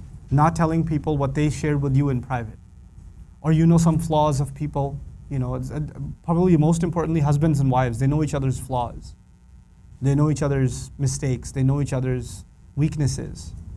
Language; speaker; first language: English; native; English